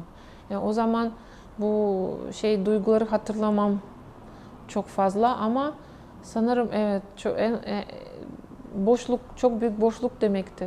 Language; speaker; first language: Turkish; non-native, fluent; Russian